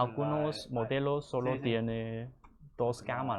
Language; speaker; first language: Spanish; non-native, learner; Chinese